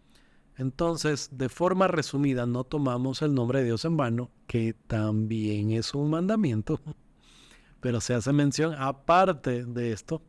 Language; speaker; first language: Spanish; native; Spanish